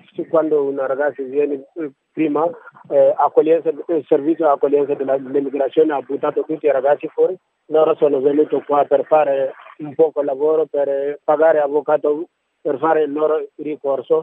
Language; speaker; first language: Italian; non-native, learner; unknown